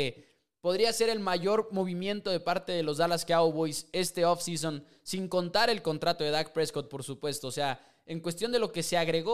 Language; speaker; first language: Spanish; native; Spanish